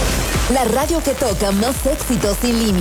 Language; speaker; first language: Spanish; native; Spanish